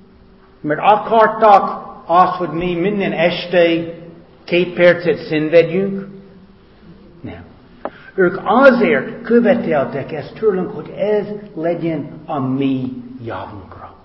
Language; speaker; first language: Hungarian; non-native, fluent; English